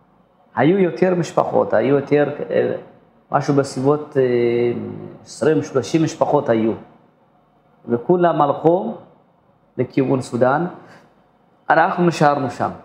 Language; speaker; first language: Hebrew; non-native, fluent; Amharic